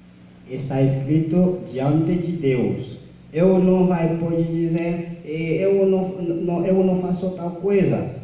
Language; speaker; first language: Portuguese; non-native, learner; Haitian Creole